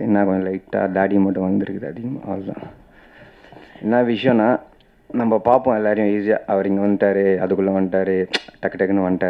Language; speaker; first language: Tamil; native; Tamil